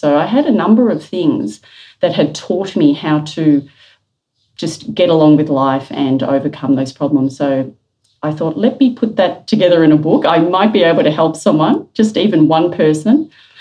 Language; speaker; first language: English; native; English